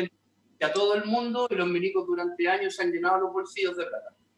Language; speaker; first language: Spanish; native; Spanish